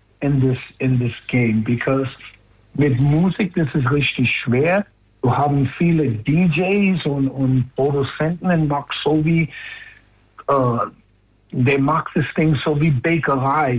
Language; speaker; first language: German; non-native, fluent; English